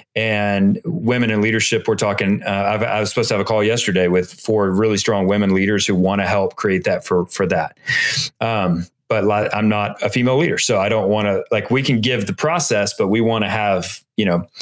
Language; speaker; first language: English; native; English